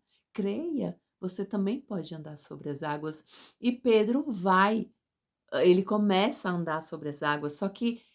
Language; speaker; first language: Portuguese; native; Portuguese